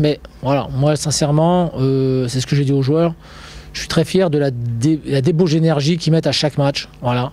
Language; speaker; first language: French; native; French